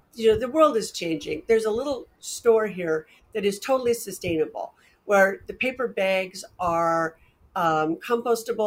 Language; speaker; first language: English; native; English